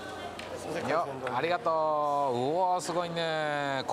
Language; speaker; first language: Japanese; native; Japanese